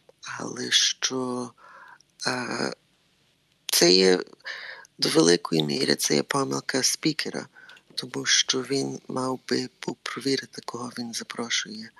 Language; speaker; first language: Ukrainian; early bilingual, heritage; Ukrainian